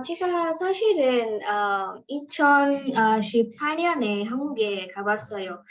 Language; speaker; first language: Korean; non-native, learner; Marathi